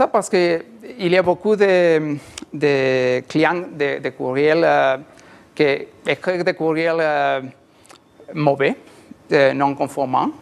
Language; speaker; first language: French; non-native, learner; Spanish